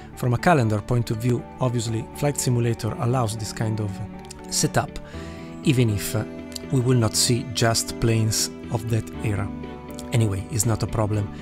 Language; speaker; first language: English; non-native, fluent; Italian